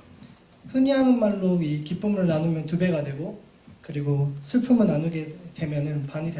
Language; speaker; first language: Korean; native; Korean